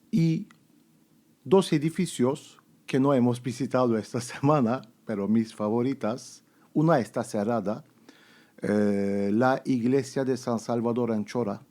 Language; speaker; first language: Spanish; non-native, fluent; Turkish